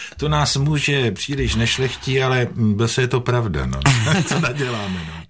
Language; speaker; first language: Czech; native; Czech